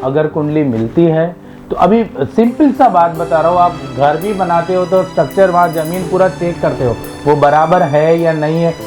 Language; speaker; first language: Hindi; non-native, local second language; Malayalam